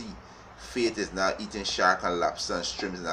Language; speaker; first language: English; native; English